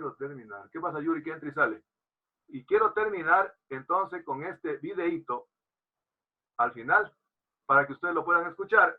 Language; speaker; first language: Spanish; native; Spanish